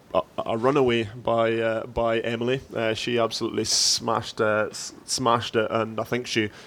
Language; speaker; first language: English; native; English